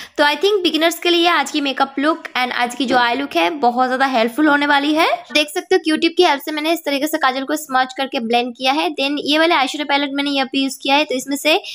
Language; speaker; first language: Hindi; non-native, local second language; Bangla